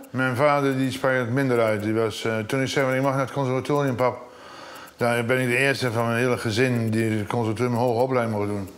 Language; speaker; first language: Dutch; native; Dutch